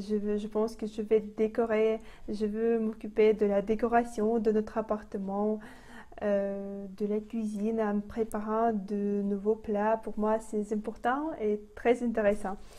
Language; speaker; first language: French; non-native, fluent; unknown